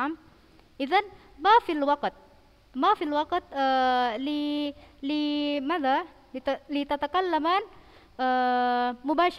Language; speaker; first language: Arabic; non-native, fluent; Indonesian